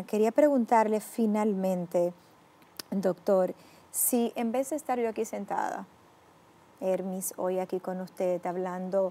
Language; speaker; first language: Spanish; native; Spanish